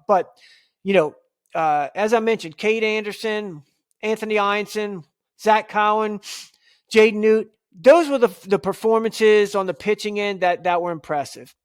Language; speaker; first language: English; native; English